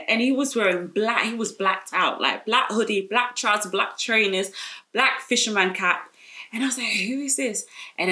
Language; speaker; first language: English; native; English